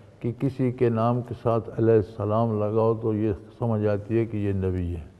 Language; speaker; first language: Urdu; non-native, local second language; Punjabi